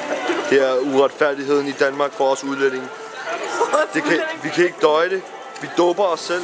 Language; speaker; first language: Danish; non-native, fluent; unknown